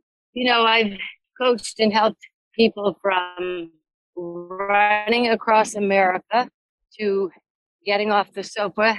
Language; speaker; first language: English; native; English